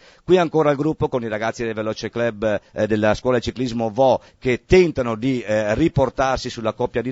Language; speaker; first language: Italian; native; Italian